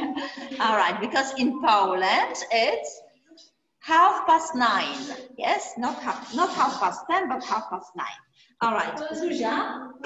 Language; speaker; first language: English; non-native, fluent; Polish